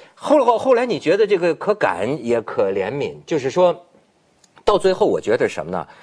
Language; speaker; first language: Chinese; native; Chinese